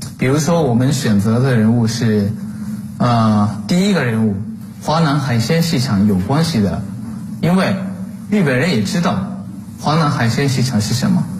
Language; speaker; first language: Chinese; non-native, fluent; Japanese